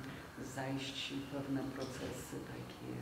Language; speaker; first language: Polish; non-native, fluent; Lithuanian